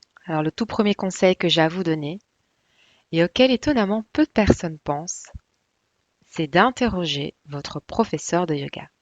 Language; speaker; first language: French; native; French